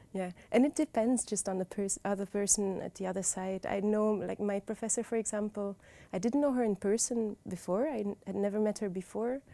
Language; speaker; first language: English; non-native, fluent; Dutch